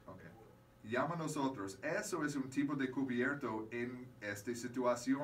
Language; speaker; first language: Spanish; non-native, learner; English